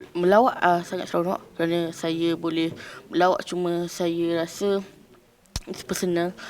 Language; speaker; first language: Malay; native; Malay